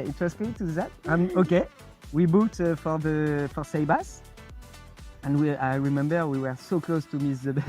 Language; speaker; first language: English; non-native, fluent; French